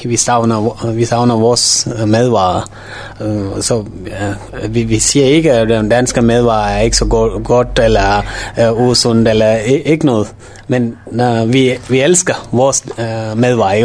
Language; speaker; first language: Danish; non-native, learner; Tamil